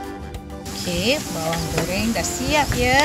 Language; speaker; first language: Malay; non-native, local second language; Chinese